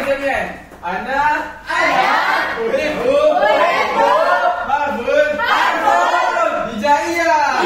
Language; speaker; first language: Arabic; non-native, learner; Malay